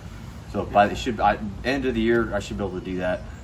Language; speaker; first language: English; native; English